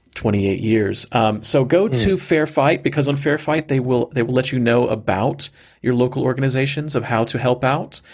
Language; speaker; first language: English; native; English